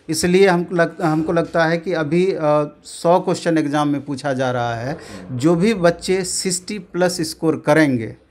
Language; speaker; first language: Hindi; native; Hindi